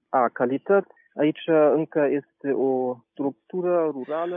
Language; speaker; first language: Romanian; non-native, learner; German